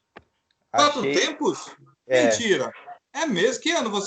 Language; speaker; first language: Portuguese; native; Portuguese